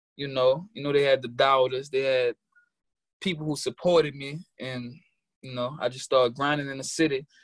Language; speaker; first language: English; native; English